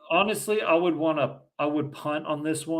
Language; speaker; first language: English; native; English